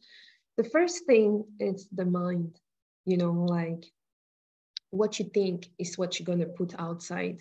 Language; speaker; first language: English; non-native, local second language; French